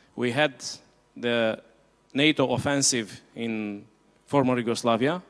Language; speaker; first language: English; non-native, fluent; Romanian